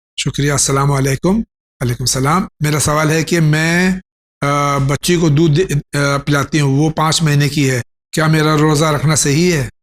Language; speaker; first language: Urdu; native; Urdu